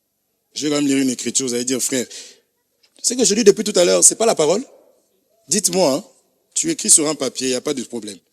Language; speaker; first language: French; non-native, local second language; Lingala